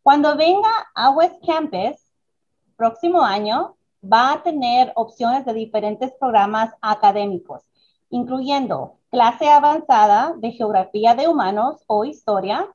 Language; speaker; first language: Spanish; early bilingual, other home language; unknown